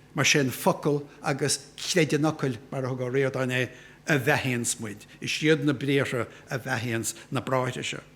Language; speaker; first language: Irish; native; Irish